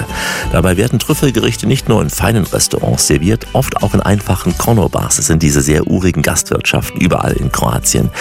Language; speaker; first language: German; native; German